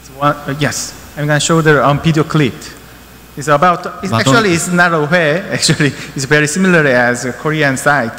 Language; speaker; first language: English; non-native, learner; Korean